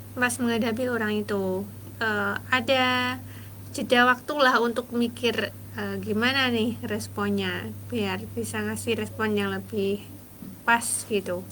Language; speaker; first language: Indonesian; native; Indonesian